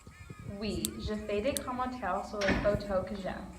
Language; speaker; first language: French; non-native, learner; English